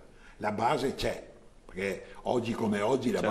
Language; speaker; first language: Italian; native; Italian